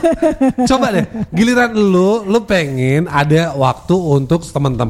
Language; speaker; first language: Indonesian; native; Indonesian